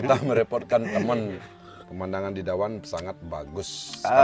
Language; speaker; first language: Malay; non-native, local second language; Balinese